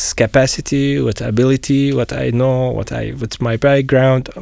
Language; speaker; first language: English; non-native, fluent; Arabic